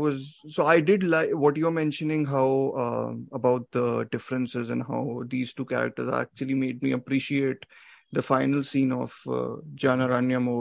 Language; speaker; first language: English; non-native, local second language; Hindi